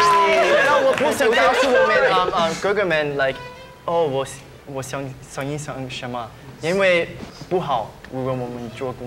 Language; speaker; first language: Chinese; non-native, learner; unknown